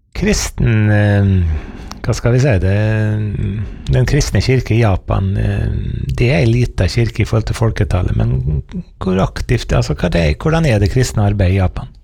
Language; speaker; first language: Norwegian; native; Norwegian